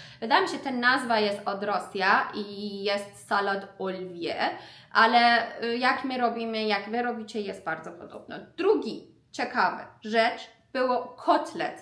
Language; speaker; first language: Polish; non-native, learner; Persian